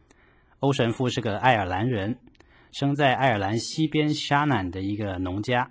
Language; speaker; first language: Chinese; native; Chinese